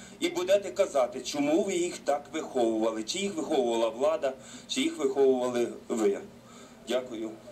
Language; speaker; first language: Ukrainian; native; Ukrainian